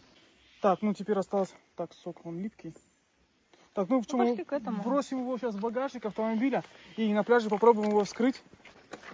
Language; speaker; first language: Russian; native; Russian